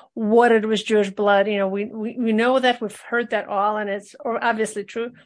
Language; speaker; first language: English; early bilingual, other home language; Russian